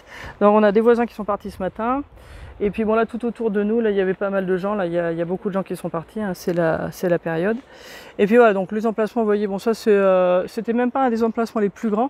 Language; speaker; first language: French; native; French